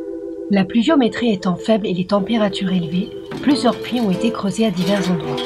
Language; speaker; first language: French; native; French